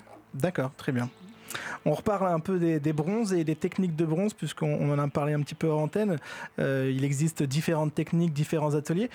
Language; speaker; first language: French; native; French